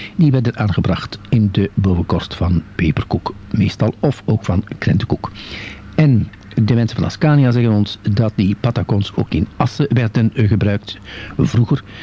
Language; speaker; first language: Dutch; native; Dutch